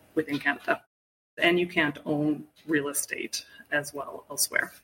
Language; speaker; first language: English; native; English